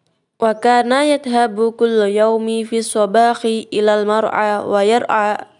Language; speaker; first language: Arabic; non-native, learner; Indonesian